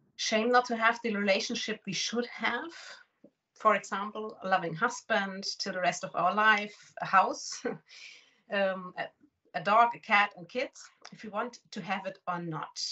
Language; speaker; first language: English; non-native, fluent; German